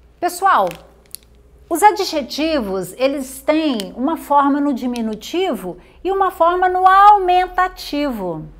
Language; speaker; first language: Portuguese; native; Portuguese